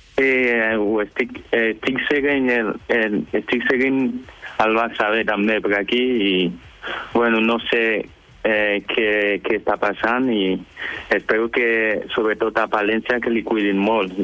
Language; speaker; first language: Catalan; early bilingual, other home language; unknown